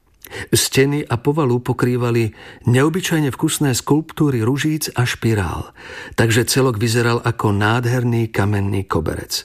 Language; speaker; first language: Slovak; native; Slovak